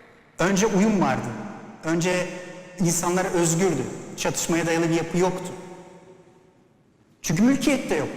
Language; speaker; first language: Turkish; native; Turkish